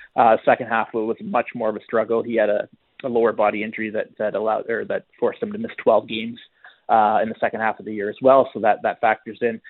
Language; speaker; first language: English; native; English